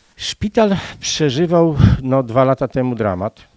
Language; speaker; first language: Polish; native; Polish